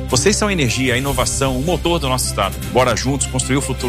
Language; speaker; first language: Portuguese; native; Portuguese